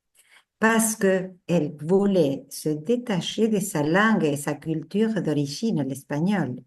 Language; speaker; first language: French; non-native, fluent; Spanish